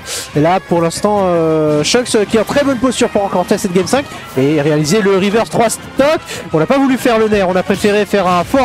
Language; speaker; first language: French; native; French